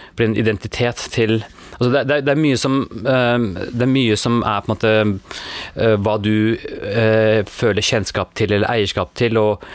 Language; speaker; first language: Norwegian; early bilingual, other home language; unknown